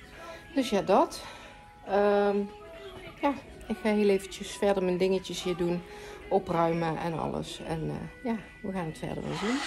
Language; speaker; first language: Dutch; native; Dutch